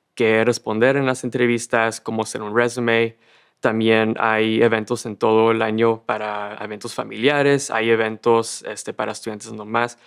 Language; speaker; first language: Spanish; early bilingual, heritage; Spanish